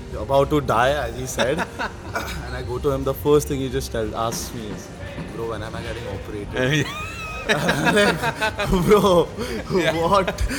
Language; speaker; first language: English; non-native, local second language; Marathi